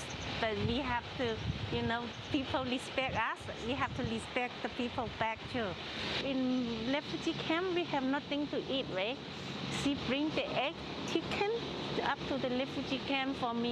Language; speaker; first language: English; non-native, learner; Cantonese